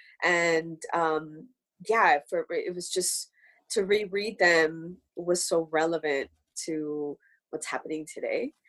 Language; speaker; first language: English; early bilingual, other home language; Spanish